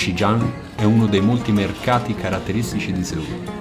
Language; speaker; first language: Italian; native; Italian